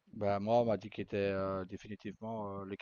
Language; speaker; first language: French; native; French